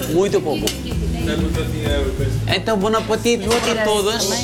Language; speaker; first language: Portuguese; non-native, fluent; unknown